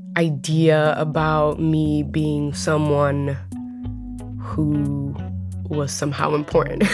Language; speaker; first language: English; non-native, fluent; Spanish